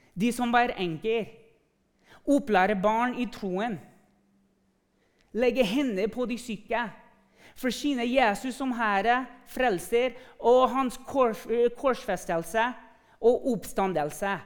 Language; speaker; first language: Norwegian; non-native, fluent; English